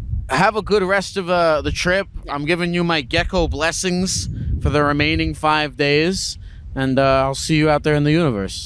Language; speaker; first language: English; native; English